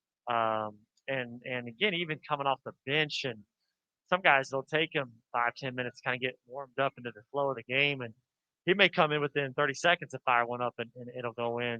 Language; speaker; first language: English; native; English